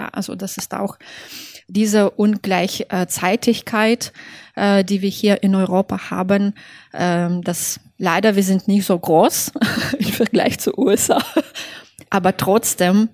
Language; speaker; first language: German; non-native, fluent; Belarusian